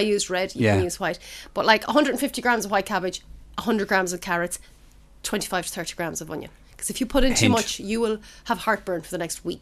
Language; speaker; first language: English; native; English